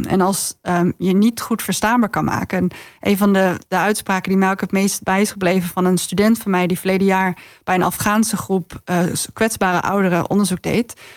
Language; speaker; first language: Dutch; native; Dutch